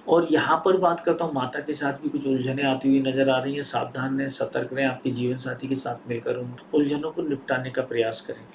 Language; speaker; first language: Hindi; native; Hindi